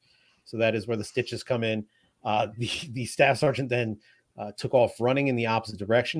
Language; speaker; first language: English; native; English